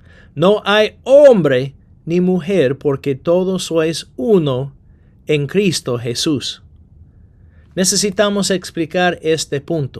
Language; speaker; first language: Spanish; non-native, fluent; English